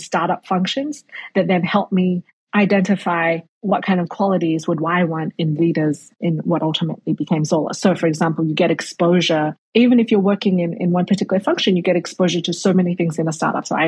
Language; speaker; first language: English; native; English